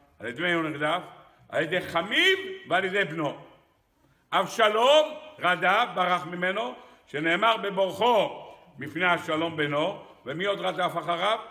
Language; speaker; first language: Hebrew; native; Hebrew